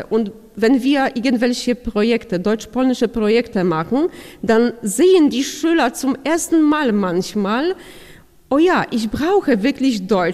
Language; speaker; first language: German; non-native, fluent; Polish